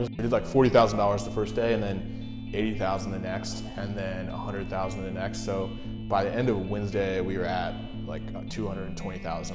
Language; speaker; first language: English; native; English